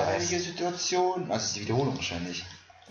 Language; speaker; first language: German; native; German